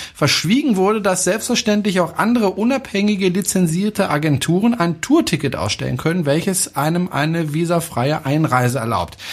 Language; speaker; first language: German; non-native, fluent; French